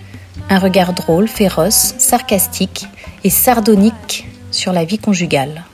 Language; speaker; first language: French; native; French